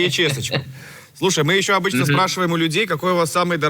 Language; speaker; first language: Russian; native; Russian